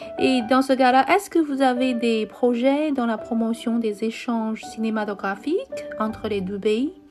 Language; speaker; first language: French; non-native, fluent; Chinese